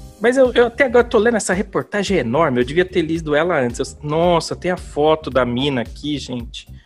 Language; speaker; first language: Portuguese; native; Portuguese